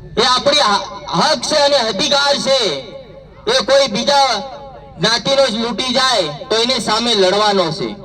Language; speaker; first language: Gujarati; non-native, local second language; Bhili